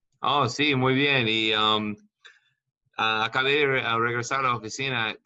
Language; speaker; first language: Spanish; non-native, learner; English